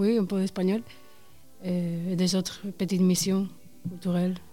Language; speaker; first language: French; non-native, learner; Spanish